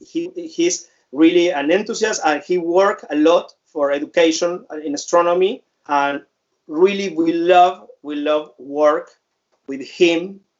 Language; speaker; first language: English; non-native, fluent; Spanish